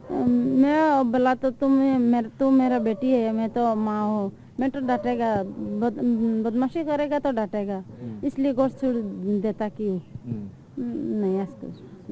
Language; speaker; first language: Hindi; non-native, local second language; Assamese